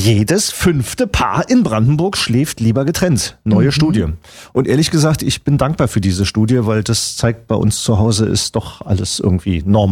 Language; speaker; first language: German; native; German